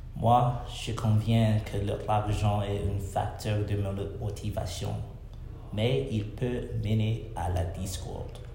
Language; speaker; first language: French; non-native, learner; English